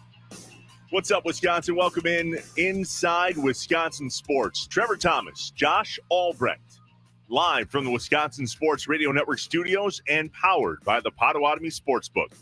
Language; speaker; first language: English; native; English